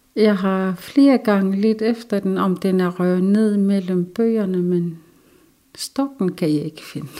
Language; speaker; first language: Danish; non-native, local second language; Kalaallisut